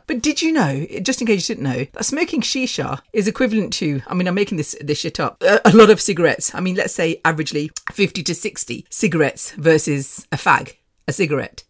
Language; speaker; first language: English; early bilingual, other home language; Punjabi